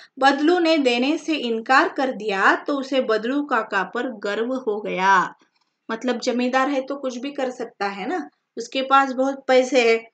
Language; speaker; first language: Hindi; non-native, local second language; Marathi